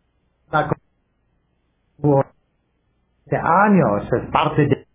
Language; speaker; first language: Spanish; non-native, learner; English